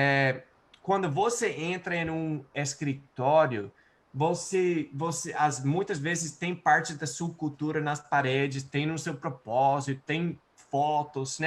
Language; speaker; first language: Portuguese; non-native, fluent; English